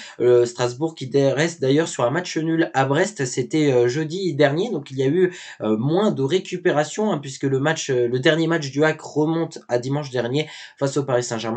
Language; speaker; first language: French; native; French